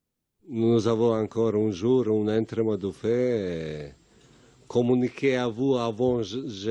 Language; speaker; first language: French; non-native, learner; Bosnian